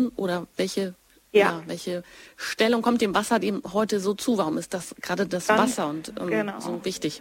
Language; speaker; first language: German; native; German